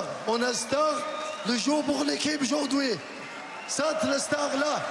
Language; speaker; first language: French; non-native, learner; Arabic